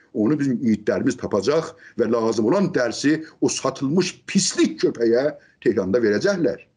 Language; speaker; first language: Azerbaijani; native; Azerbaijani